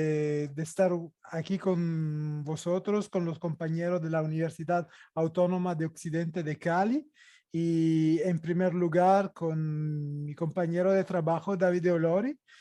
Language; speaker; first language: Spanish; non-native, fluent; Italian